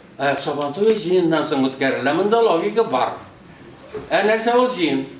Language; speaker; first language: Tatar; native; Tatar